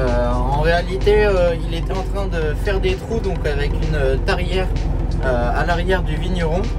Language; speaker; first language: French; native; French